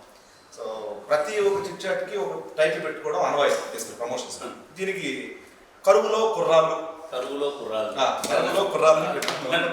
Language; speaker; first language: Telugu; native; Telugu